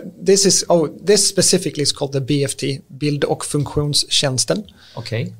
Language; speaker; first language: English; non-native, fluent; Swedish